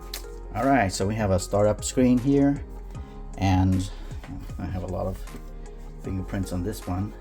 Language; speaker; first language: English; native; English